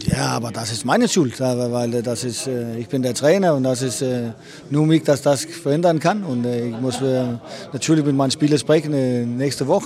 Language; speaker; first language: German; non-native, fluent; Danish